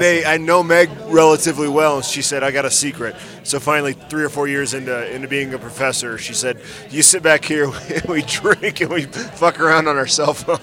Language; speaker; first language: English; native; English